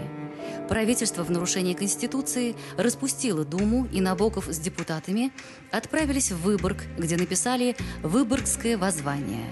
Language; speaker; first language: Russian; native; Russian